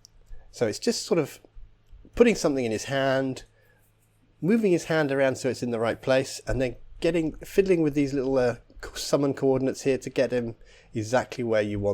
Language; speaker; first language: English; native; English